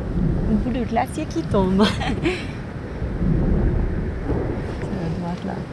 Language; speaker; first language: French; non-native, fluent; English